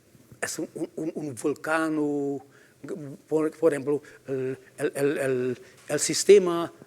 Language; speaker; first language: Spanish; non-native, fluent; Hungarian